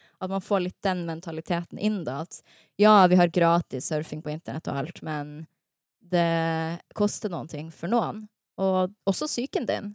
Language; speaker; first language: Norwegian; native; Norwegian